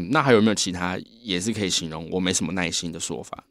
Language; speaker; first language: Chinese; native; Chinese